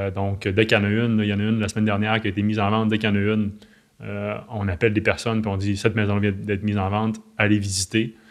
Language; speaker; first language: French; native; French